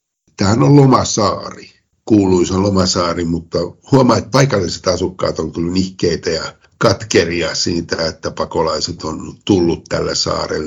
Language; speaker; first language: Finnish; native; Finnish